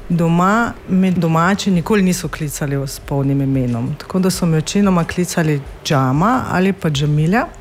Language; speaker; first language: Slovenian; non-native, fluent; Russian